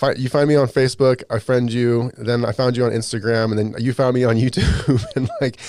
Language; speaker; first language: English; native; English